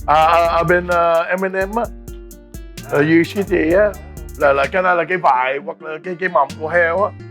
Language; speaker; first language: Vietnamese; early bilingual, heritage; English